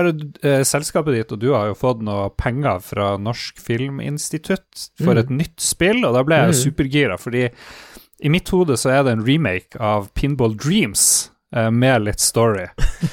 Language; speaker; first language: Norwegian; native; Norwegian